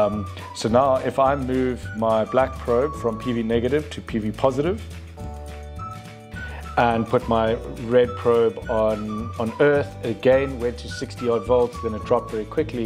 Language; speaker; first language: English; native; English